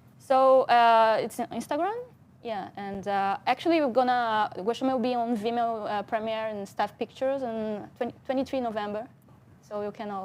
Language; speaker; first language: English; non-native, fluent; Portuguese